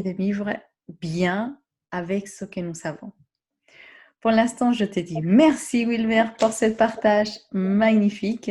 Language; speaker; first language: French; non-native, fluent; Spanish